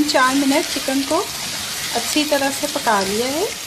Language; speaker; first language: Urdu; native; Urdu